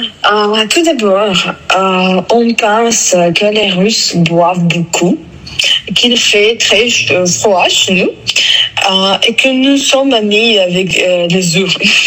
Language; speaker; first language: French; non-native, fluent; Russian